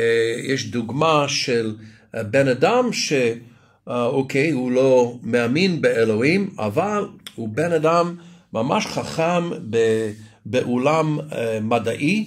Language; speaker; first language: Hebrew; non-native, fluent; English